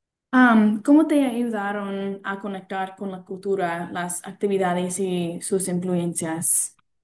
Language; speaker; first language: Spanish; non-native, learner; English